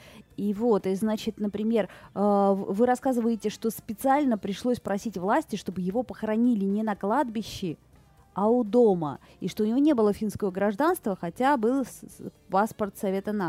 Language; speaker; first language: Russian; native; Russian